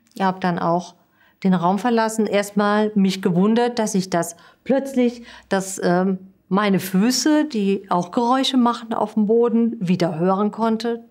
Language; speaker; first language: German; native; German